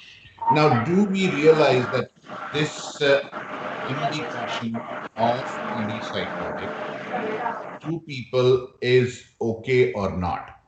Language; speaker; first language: English; non-native, local second language; Urdu